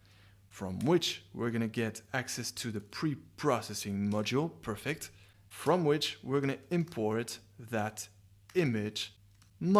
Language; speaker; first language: English; non-native, fluent; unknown